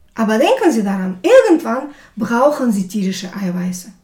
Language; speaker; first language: German; non-native, fluent; Russian